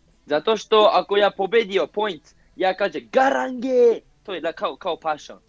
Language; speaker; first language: Croatian; non-native, learner; Japanese